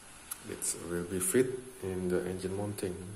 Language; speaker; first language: English; non-native, learner; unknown